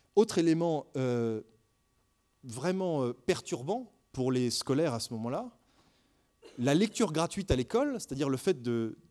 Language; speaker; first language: French; native; French